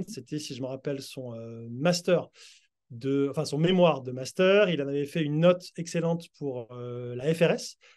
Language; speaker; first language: French; native; French